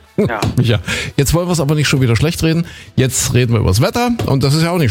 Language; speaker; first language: German; native; German